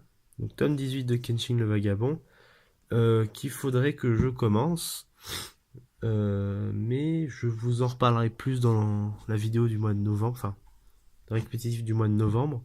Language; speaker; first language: French; native; French